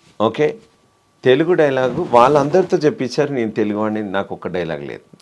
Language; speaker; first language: Telugu; native; Telugu